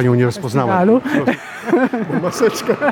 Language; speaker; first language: Polish; native; Polish